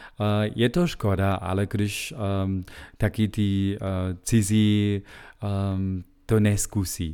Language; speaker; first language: Czech; non-native, learner; German